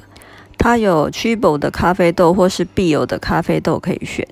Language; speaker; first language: Chinese; native; Chinese